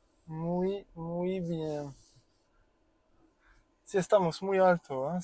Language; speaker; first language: Spanish; non-native, learner; French